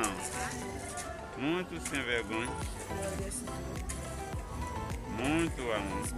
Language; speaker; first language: Portuguese; non-native, learner; Haitian Creole